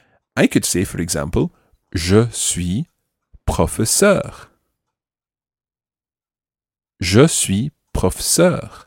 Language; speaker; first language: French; non-native, fluent; English